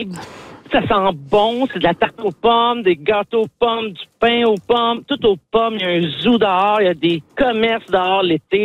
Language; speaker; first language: French; native; French